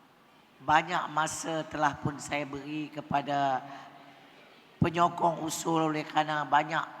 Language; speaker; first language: Malay; native; Malay